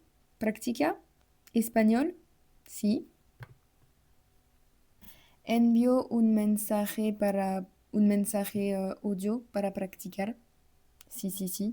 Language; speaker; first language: Spanish; non-native, learner; French